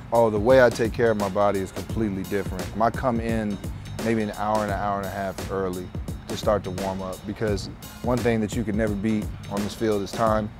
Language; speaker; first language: English; native; English